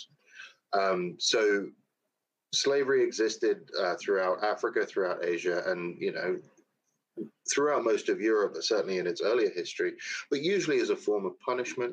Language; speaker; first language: English; native; English